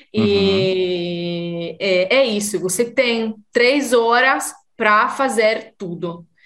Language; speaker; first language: Portuguese; non-native, fluent; Italian